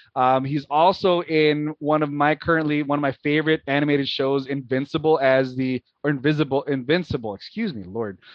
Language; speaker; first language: English; non-native, local second language; Filipino